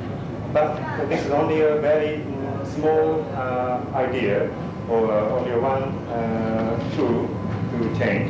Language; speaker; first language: English; non-native, learner; Japanese